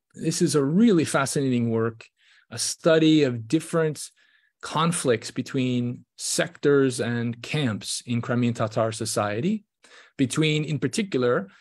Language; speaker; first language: English; native; English